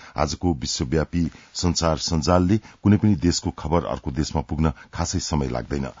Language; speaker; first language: Nepali; native; Nepali